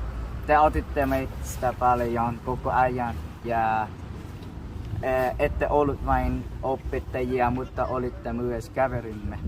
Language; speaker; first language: Finnish; non-native, learner; Russian